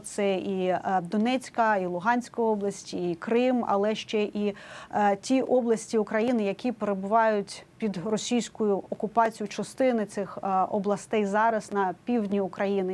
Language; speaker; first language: Ukrainian; native; Ukrainian